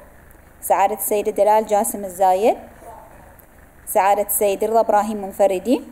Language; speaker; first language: Arabic; native; Arabic